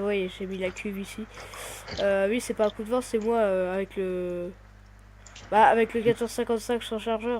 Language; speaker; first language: French; native; French